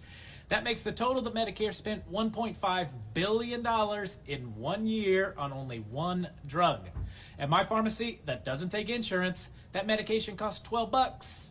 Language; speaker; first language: English; native; English